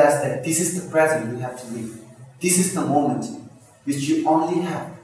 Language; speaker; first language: English; non-native, local second language; Tibetan